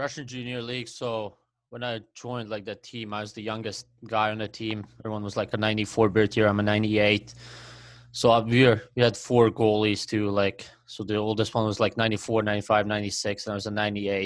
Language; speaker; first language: English; non-native, fluent; Latvian